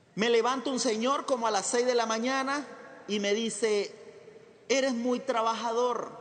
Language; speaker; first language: Spanish; native; Spanish